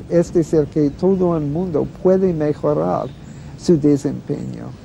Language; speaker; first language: Spanish; non-native, fluent; English